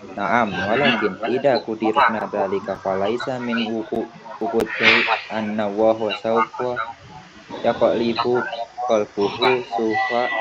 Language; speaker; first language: Arabic; non-native, learner; Indonesian